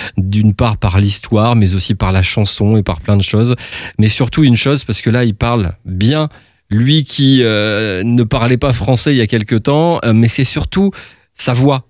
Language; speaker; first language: French; native; French